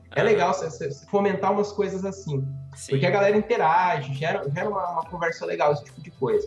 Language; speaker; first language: Portuguese; native; Portuguese